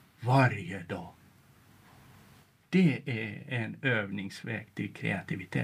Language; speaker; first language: Swedish; non-native, local second language; Finnish